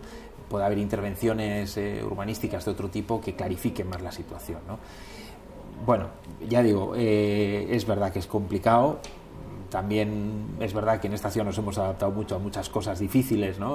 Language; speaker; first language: Spanish; native; Spanish